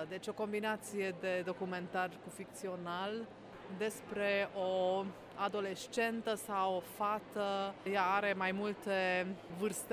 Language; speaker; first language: Romanian; non-native, local second language; Hungarian